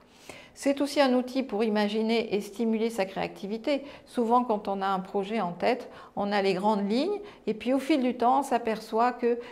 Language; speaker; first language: French; native; French